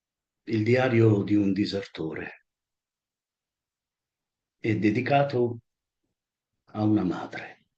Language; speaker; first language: Italian; native; Italian